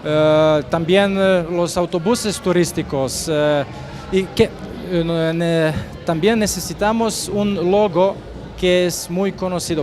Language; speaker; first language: Spanish; non-native, learner; Croatian